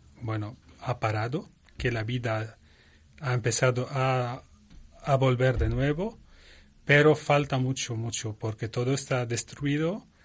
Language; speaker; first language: Spanish; non-native, learner; Arabic